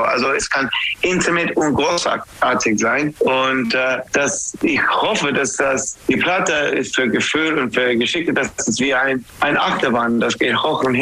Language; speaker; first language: German; non-native, learner; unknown